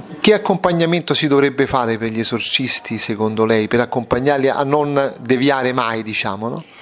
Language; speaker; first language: Italian; native; Italian